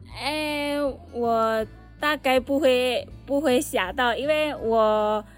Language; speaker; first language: Chinese; non-native, learner; Indonesian